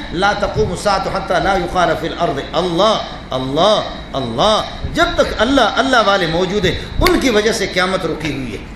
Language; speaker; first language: Urdu; non-native, local second language; Brahui